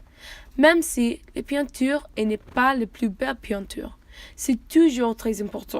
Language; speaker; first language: French; non-native, learner; English